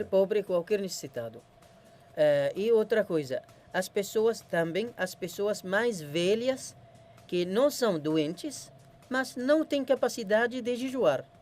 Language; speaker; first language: Portuguese; non-native, learner; Arabic